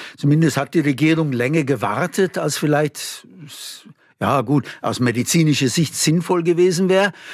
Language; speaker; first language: German; non-native, fluent; English